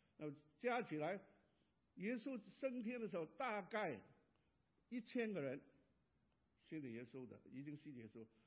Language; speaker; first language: Chinese; non-native, local second language; Cantonese